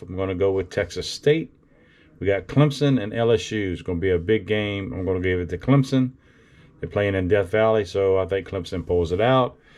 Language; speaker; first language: English; native; English